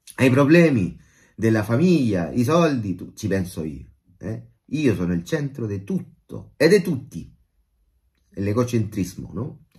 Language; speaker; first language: Italian; non-native, fluent; Spanish